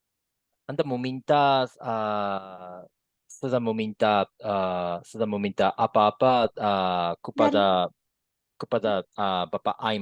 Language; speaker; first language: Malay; non-native, fluent; Japanese